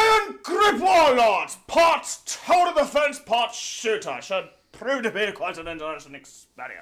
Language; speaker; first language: English; native; English